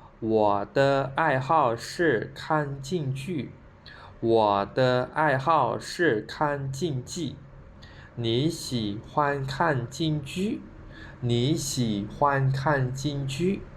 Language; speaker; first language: Chinese; non-native, fluent; Khmer